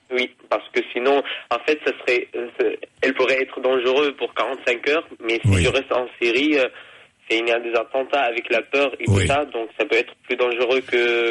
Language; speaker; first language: French; non-native, fluent; Arabic